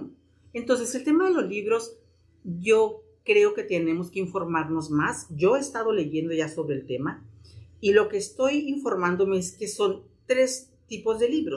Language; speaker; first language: Spanish; native; Spanish